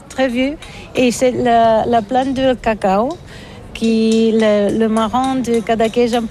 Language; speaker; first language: French; non-native, learner; Catalan